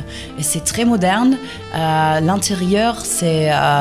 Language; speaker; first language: French; non-native, fluent; German